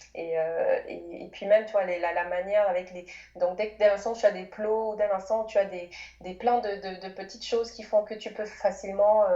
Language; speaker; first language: French; native; French